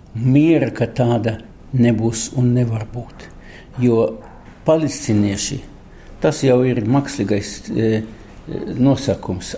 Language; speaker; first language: Latvian; non-native, local second language; Russian